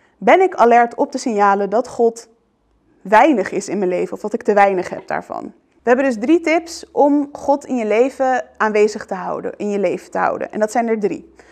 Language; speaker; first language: Dutch; early bilingual, other home language; Arabic